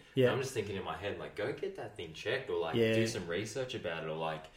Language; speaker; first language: English; native; English